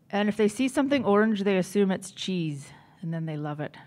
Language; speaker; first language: English; native; English